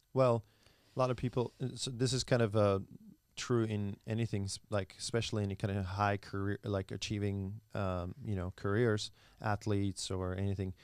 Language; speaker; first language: English; non-native, fluent; Czech